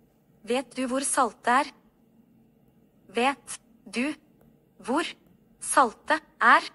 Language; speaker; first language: Norwegian; non-native, learner; Amharic